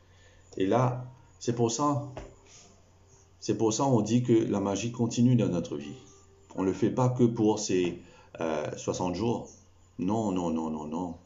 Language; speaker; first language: French; non-native, local second language; Morisyen